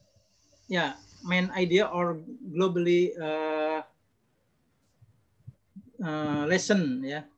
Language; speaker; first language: English; non-native, learner; Indonesian